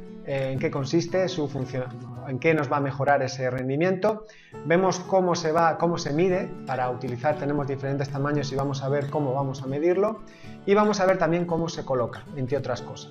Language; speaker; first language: Spanish; native; Spanish